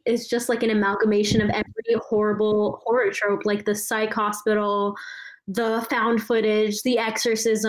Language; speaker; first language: English; non-native, local second language; Malayalam